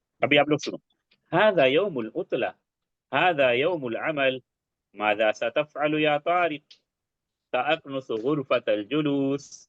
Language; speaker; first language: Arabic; non-native, fluent; Urdu